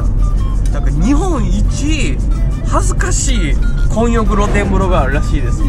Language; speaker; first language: Japanese; native; Japanese